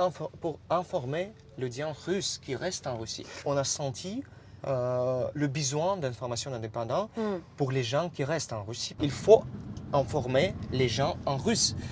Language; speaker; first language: French; non-native, fluent; Russian